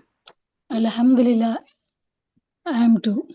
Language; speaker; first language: English; non-native, learner; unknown